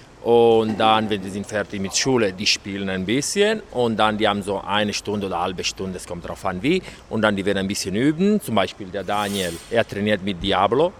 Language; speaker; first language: German; non-native, learner; Italian